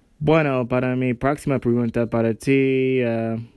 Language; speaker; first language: Spanish; non-native, learner; English